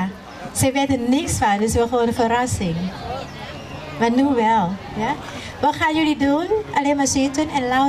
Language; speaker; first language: Dutch; non-native, learner; Thai